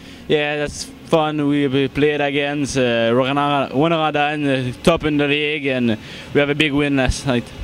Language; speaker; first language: English; non-native, learner; French